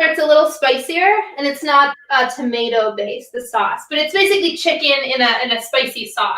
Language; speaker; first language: English; native; English